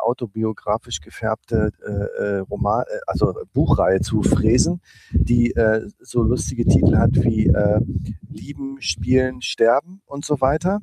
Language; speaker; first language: German; native; German